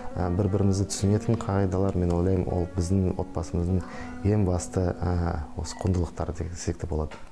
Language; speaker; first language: Kazakh; non-native, local second language; Uzbek